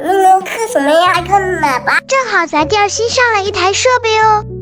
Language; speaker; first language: Chinese; native; Chinese